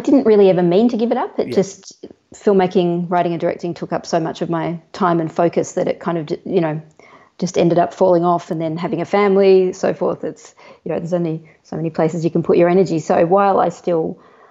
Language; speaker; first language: English; native; English